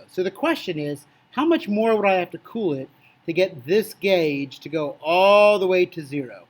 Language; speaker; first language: English; native; English